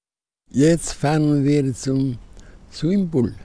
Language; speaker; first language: German; non-native, fluent; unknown